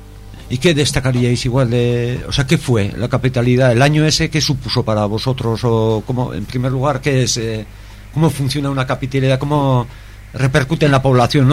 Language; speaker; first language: Spanish; native; Spanish